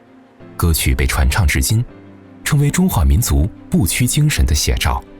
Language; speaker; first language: Chinese; native; Chinese